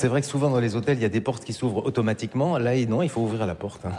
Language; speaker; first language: French; native; French